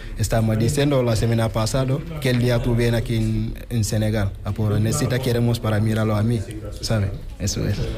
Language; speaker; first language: Spanish; non-native, learner; Wolof